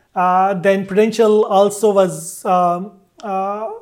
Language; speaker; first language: English; non-native, local second language; Hindi